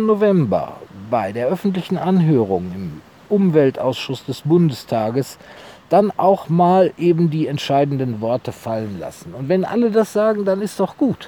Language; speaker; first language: German; native; German